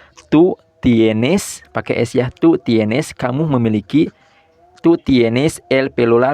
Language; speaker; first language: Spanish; non-native, fluent; Indonesian